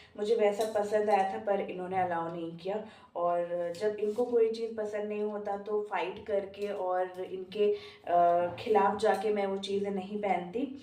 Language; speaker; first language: Hindi; non-native, local second language; Bangla